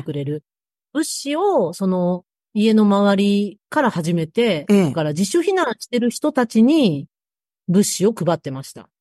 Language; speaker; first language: Japanese; native; Japanese